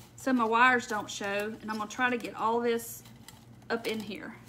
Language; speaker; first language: English; native; English